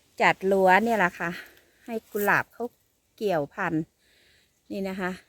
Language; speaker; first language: Thai; native; Thai